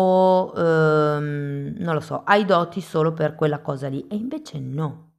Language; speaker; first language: Italian; native; Italian